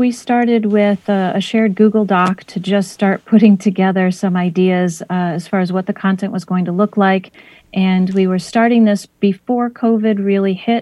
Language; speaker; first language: English; native; English